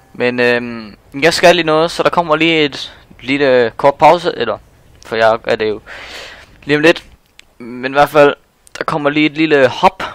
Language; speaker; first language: Danish; native; Danish